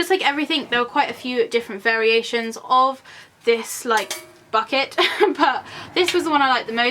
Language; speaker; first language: English; native; English